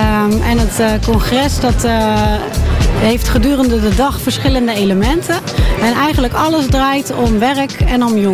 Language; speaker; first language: Dutch; native; Dutch